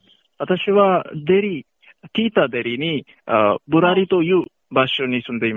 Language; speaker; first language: Japanese; non-native, learner; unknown